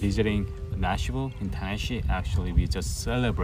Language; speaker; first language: English; non-native, fluent; Korean